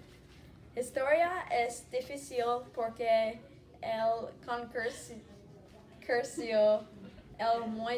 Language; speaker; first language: Spanish; non-native, learner; English